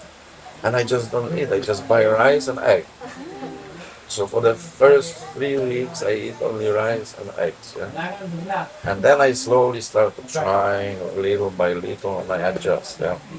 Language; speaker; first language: English; non-native, learner; Polish